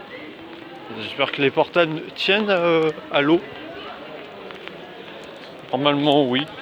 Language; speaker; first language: French; native; French